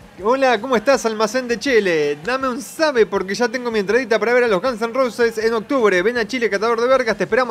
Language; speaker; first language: Spanish; native; Spanish